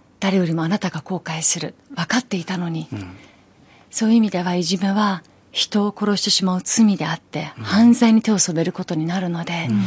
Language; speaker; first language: Japanese; early bilingual, other home language; Persian